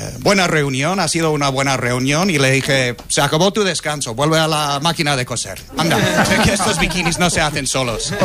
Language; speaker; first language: Spanish; non-native, fluent; English